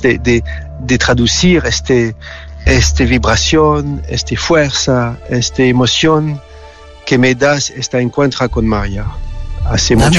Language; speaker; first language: Spanish; non-native, learner; French